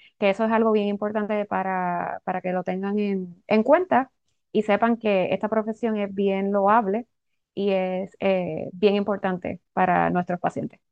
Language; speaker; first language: Spanish; native; Spanish